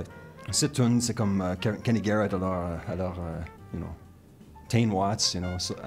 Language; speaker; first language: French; non-native, local second language; English